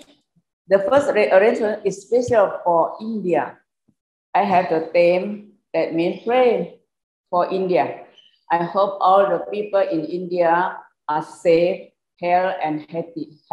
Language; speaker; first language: English; non-native, fluent; Indonesian